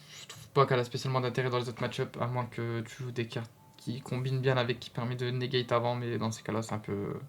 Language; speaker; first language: French; native; French